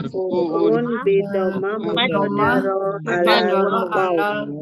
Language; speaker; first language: Arabic; non-native, learner; Indonesian